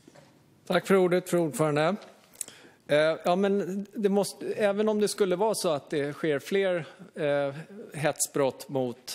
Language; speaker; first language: Swedish; native; Swedish